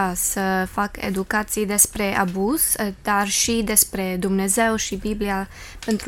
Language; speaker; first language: Romanian; early bilingual, heritage; Romanian